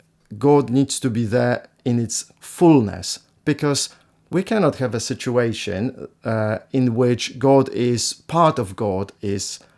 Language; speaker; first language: English; non-native, fluent; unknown